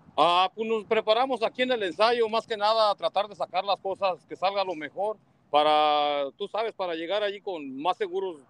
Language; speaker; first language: Spanish; native; Spanish